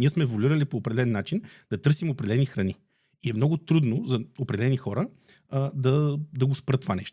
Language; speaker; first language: Bulgarian; native; Bulgarian